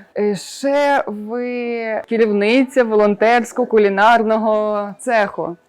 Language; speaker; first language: Ukrainian; native; Ukrainian